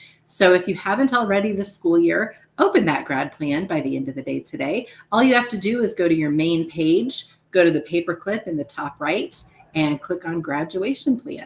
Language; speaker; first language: English; native; English